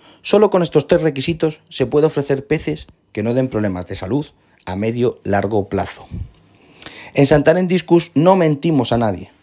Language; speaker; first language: Spanish; native; Spanish